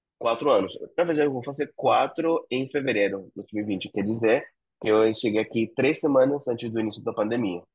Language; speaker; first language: Portuguese; non-native, fluent; Spanish